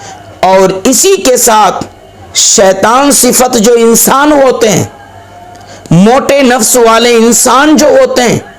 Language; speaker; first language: Urdu; native; Urdu